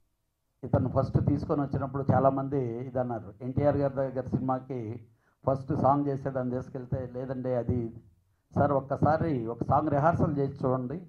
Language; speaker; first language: Telugu; native; Telugu